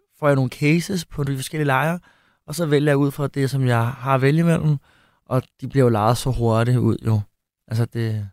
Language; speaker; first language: Danish; early bilingual, other home language; Spanish